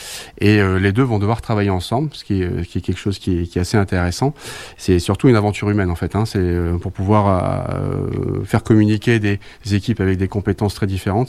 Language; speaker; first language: French; native; French